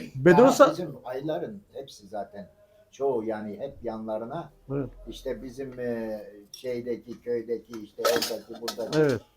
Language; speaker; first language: Turkish; non-native, local second language; Armenian